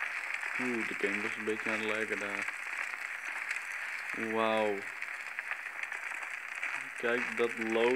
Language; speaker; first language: Dutch; native; Dutch